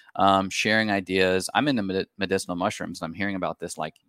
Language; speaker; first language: English; native; English